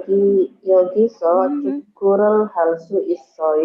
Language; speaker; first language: Korean; non-native, learner; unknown